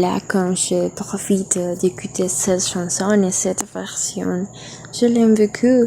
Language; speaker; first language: French; non-native, learner; Spanish